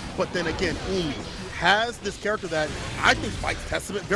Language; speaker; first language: English; native; English